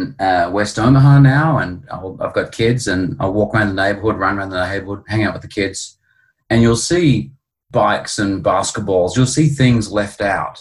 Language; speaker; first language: English; native; English